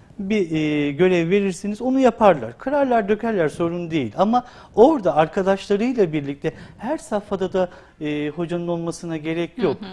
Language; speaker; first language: Turkish; native; Turkish